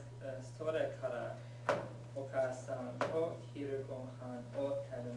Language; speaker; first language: Japanese; non-native, learner; English